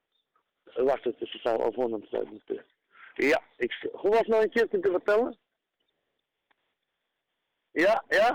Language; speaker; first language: Dutch; non-native, learner; Turkish